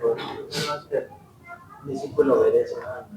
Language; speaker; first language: Spanish; native; Spanish